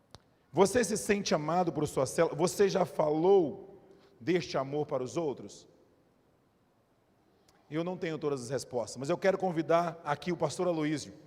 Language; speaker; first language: Portuguese; native; Portuguese